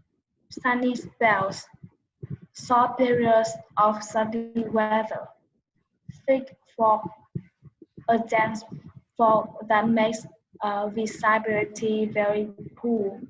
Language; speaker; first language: English; non-native, learner; Vietnamese